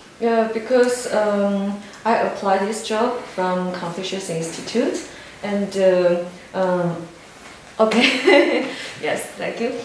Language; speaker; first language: English; non-native, learner; Chinese